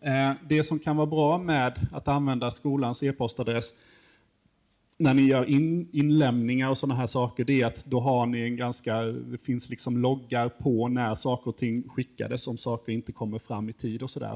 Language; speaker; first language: Swedish; native; Swedish